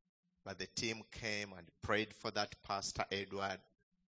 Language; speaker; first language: English; non-native, local second language; Ganda